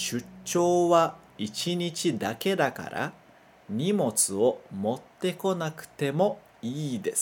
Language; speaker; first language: Japanese; non-native, fluent; Portuguese